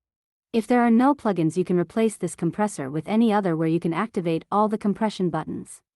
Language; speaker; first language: English; non-native, fluent; Russian